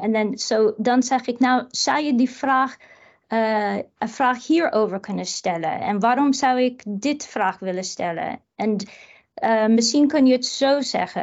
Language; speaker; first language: Dutch; non-native, fluent; English